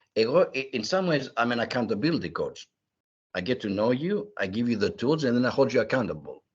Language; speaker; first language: English; early bilingual, other home language; Greek